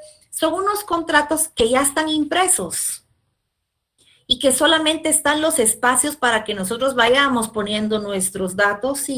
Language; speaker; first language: Spanish; native; Spanish